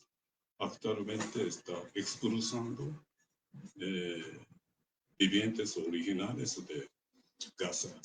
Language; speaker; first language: Spanish; non-native, learner; Japanese